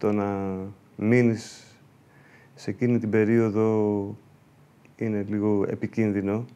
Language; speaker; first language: Greek; early bilingual, heritage; Greek